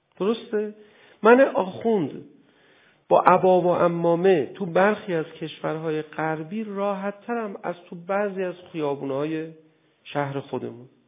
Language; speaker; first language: Persian; native; Persian